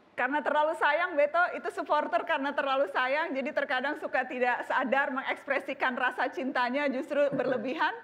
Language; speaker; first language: Indonesian; native; Indonesian